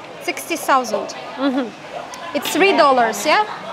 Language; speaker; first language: English; non-native, learner; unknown